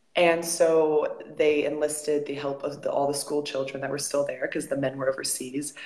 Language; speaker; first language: English; native; English